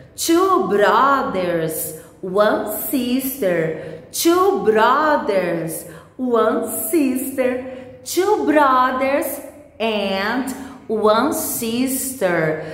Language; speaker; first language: English; non-native, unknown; Portuguese